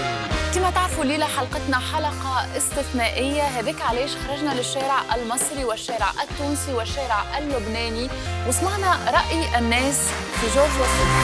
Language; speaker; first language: Arabic; native; Arabic